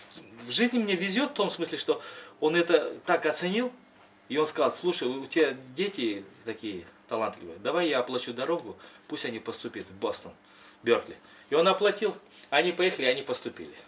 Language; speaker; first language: Russian; non-native, local second language; Kyrgyz